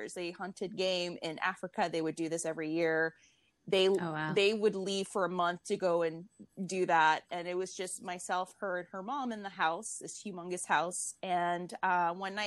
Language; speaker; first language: English; native; English